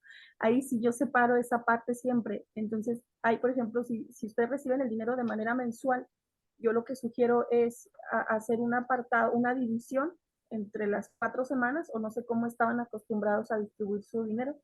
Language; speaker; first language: Spanish; native; Spanish